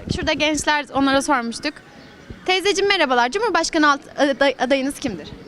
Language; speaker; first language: Turkish; native; Turkish